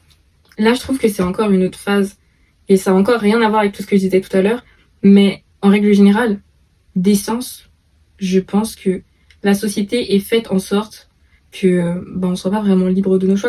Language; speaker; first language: French; native; French